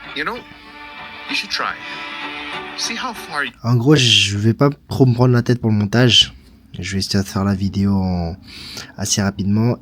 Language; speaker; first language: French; native; French